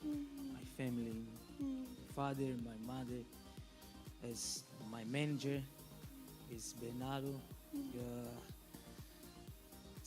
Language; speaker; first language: English; non-native, learner; Portuguese